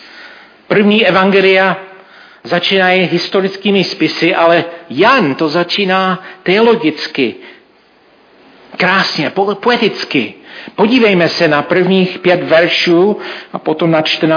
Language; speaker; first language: Czech; non-native, fluent; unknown